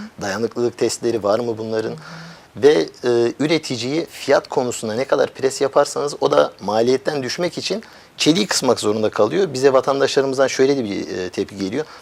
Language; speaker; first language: Turkish; early bilingual, heritage; Turkish